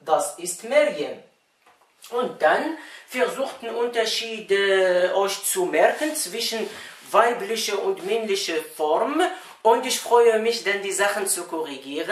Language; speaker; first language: German; non-native, fluent; Arabic